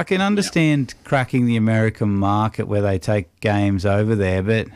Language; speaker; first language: English; native; English